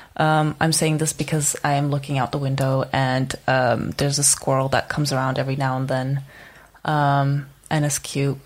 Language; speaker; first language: English; non-native, fluent; Czech